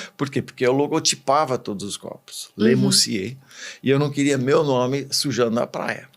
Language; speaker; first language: Portuguese; early bilingual, other home language; English